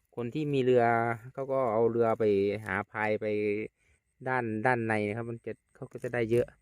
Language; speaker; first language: Thai; native; Thai